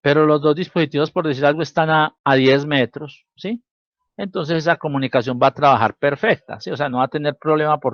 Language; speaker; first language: Spanish; native; Spanish